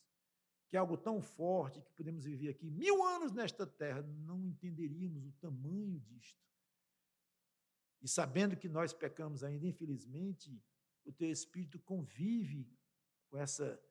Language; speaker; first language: Portuguese; native; Portuguese